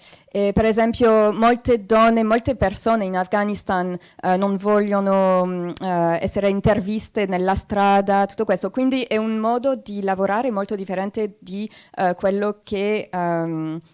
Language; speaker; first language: Italian; non-native, fluent; French